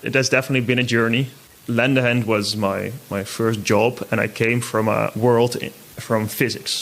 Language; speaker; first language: English; non-native, fluent; Dutch